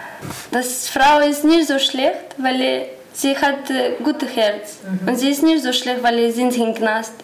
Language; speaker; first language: German; non-native, learner; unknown